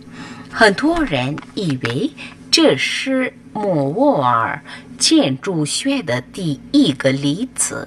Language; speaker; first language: Chinese; non-native, fluent; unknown